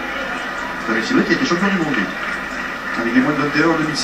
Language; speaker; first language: French; native; French